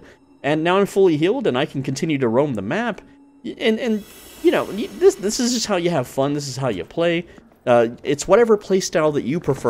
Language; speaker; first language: English; native; English